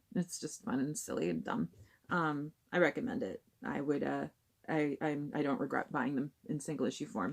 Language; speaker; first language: English; native; English